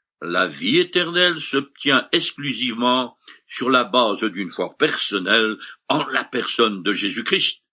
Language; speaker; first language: French; native; French